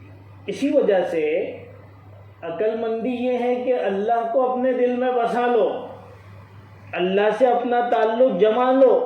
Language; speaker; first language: Urdu; native; Urdu